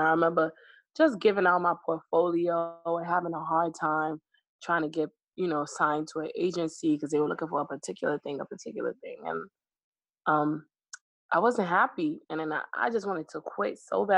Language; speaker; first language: English; native; English